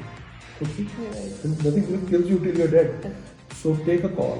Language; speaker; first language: English; non-native, local second language; Hindi